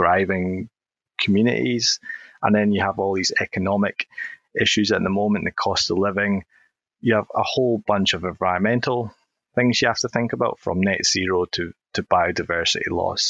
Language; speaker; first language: English; native; English